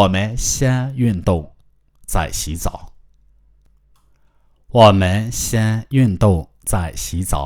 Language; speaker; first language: Chinese; non-native, fluent; Burmese